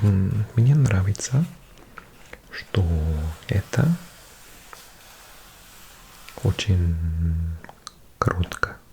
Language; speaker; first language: Russian; non-native, learner; English